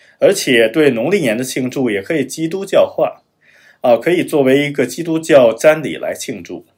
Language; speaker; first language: Chinese; non-native, fluent; German